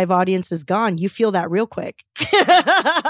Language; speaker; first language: English; early bilingual, other home language; Chinese